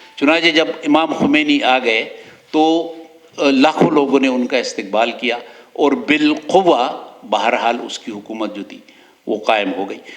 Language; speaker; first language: Urdu; non-native, local second language; Pashto